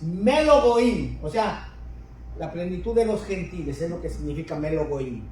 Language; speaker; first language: Spanish; native; Spanish